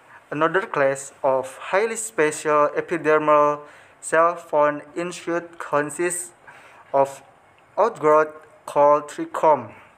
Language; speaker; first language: English; non-native, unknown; Indonesian